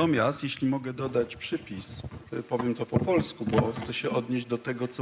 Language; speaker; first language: Polish; native; Polish